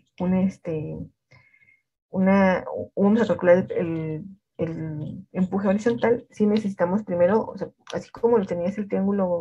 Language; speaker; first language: Spanish; native; Spanish